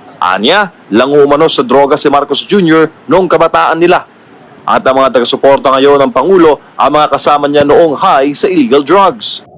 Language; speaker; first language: Filipino; native; Filipino